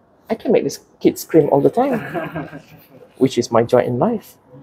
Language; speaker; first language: English; non-native, local second language; Malay